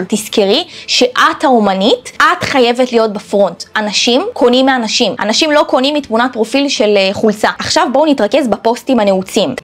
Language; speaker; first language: Hebrew; native; Hebrew